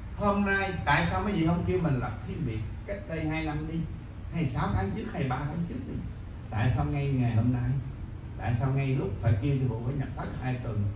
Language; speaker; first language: Vietnamese; native; Vietnamese